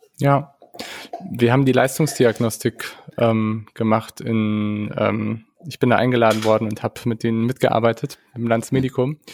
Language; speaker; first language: German; native; German